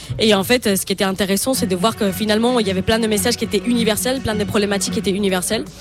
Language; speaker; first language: French; non-native, fluent; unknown